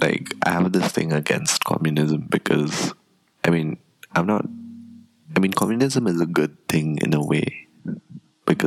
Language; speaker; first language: English; non-native, local second language; Tibetan